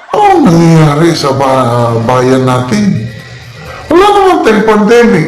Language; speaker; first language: Filipino; non-native, local second language; Cebuano